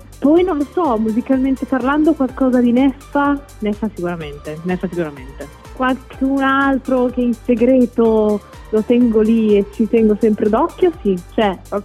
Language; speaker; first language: Italian; native; Italian